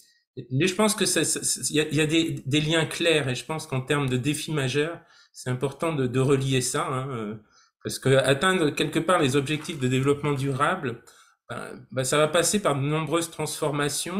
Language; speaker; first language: French; native; French